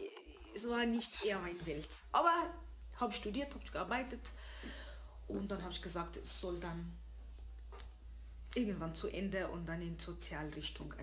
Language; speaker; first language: German; non-native, fluent; Arabic